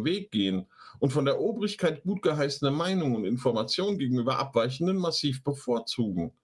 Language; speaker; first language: German; native; German